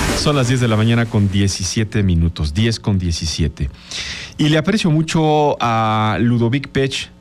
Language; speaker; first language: Spanish; native; Spanish